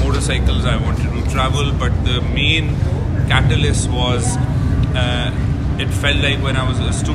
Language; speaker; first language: English; non-native, local second language; Urdu